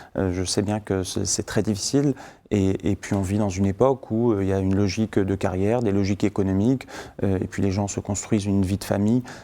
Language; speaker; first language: French; early bilingual, other home language; Syriac